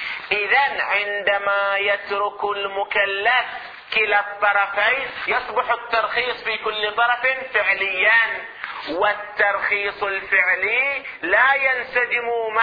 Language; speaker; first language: Arabic; native; Arabic